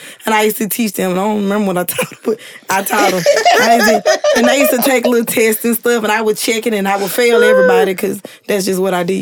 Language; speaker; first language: English; native; English